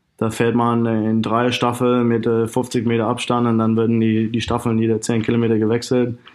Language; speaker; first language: German; non-native, fluent; English